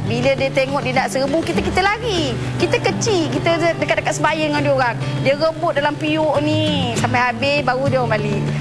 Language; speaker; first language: Malay; native; Malay